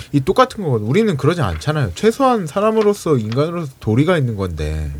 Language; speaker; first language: Korean; native; Korean